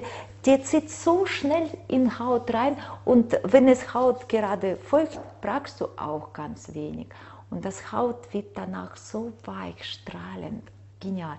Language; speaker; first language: German; non-native, fluent; Russian